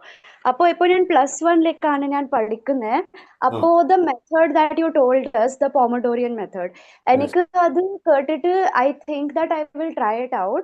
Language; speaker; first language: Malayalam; early bilingual, heritage; Malayalam